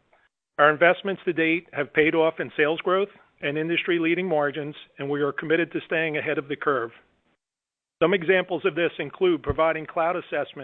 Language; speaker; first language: English; native; English